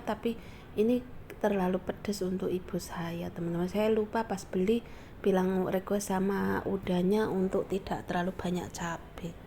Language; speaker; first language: Indonesian; native; Indonesian